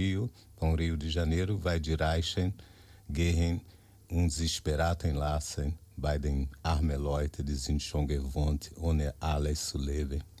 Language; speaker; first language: German; non-native, learner; Portuguese